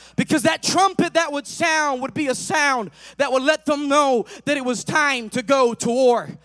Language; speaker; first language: English; native; English